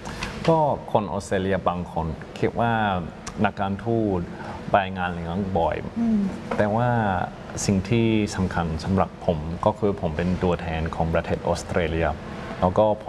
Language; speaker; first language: Thai; non-native, fluent; English